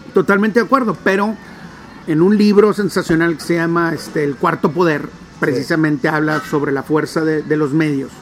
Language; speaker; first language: Spanish; non-native, local second language; English